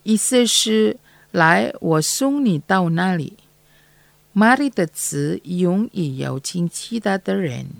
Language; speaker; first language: Chinese; non-native, fluent; Indonesian